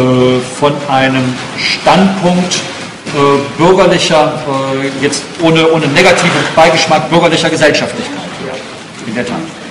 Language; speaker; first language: German; native; German